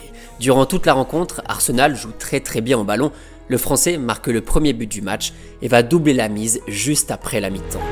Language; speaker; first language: French; native; French